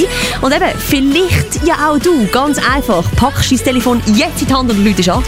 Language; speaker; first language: German; native; German